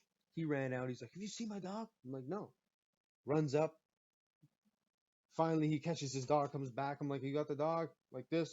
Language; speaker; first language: English; native; English